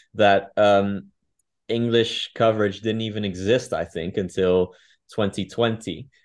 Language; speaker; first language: English; non-native, fluent; Dutch